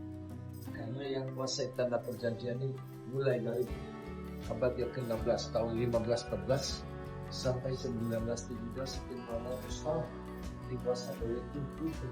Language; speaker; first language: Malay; non-native, learner; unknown